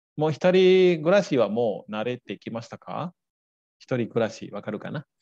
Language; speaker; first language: Japanese; native; Japanese